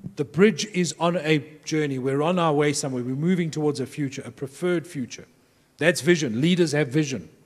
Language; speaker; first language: English; native; English